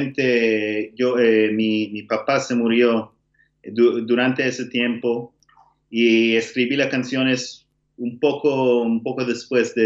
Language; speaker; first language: Spanish; non-native, learner; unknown